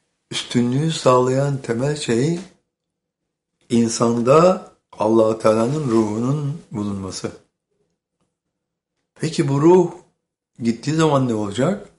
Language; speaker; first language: Turkish; native; Turkish